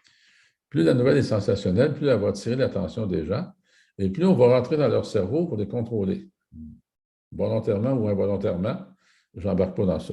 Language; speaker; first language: French; native; French